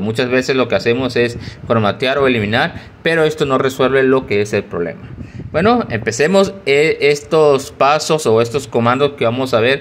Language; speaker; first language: Spanish; native; Spanish